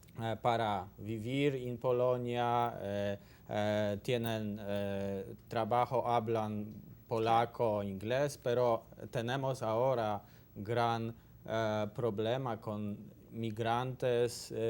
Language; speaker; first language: Spanish; non-native, learner; Polish